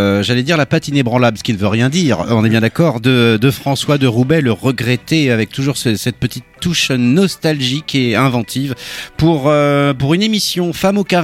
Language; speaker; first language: French; native; French